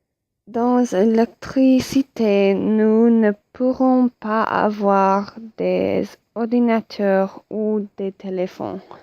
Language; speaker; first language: French; non-native, learner; English